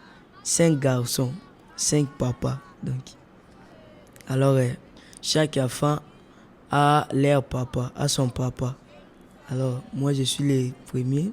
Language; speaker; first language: French; non-native, local second language; Lingala